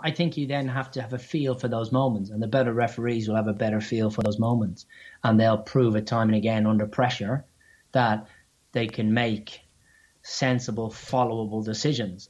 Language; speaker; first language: English; native; English